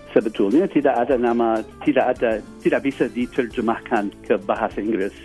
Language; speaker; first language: Indonesian; non-native, fluent; English